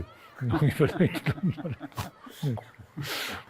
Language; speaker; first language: French; native; French